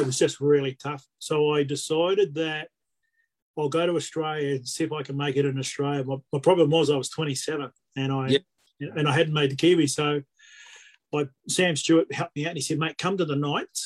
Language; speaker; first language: English; native; English